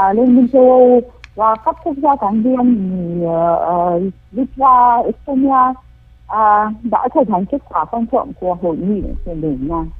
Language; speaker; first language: Vietnamese; non-native, fluent; Ukrainian